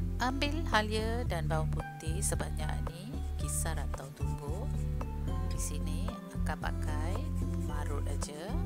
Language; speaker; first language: Malay; non-native, local second language; Tamil